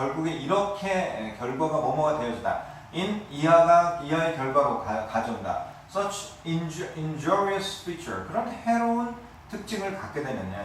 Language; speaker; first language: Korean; native; Korean